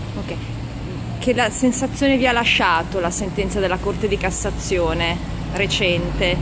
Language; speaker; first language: Italian; native; Italian